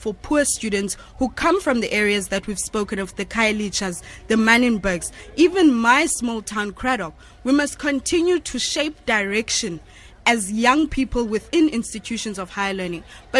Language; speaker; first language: English; non-native, local second language; Xhosa